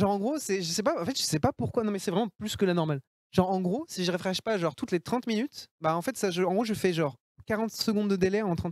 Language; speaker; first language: French; native; French